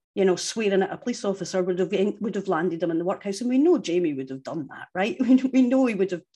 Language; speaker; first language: English; native; English